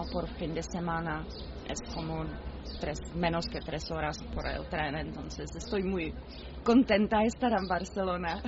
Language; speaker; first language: Spanish; non-native, fluent; Czech